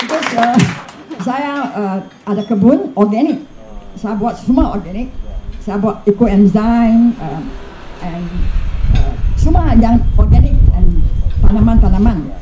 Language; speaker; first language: Indonesian; non-native, learner; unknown